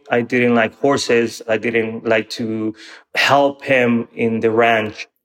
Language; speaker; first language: English; non-native, fluent; Spanish